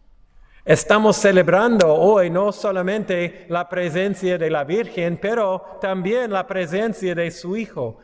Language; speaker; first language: Spanish; non-native, fluent; English